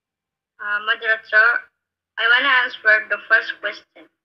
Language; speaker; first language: English; non-native, learner; Indonesian